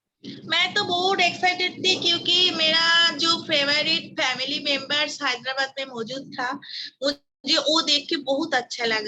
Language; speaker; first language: Hindi; non-native, local second language; Bangla